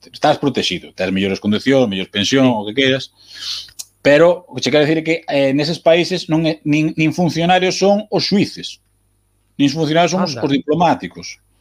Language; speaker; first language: Galician; native; Galician